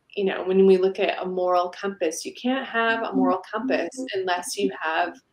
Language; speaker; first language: English; native; English